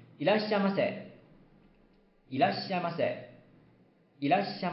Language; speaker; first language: Japanese; non-native, fluent; Chinese